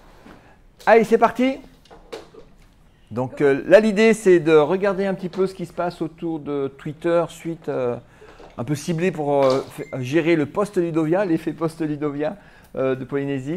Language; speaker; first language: French; native; French